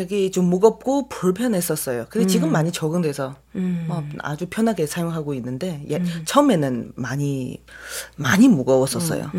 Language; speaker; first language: Korean; non-native, fluent; Chinese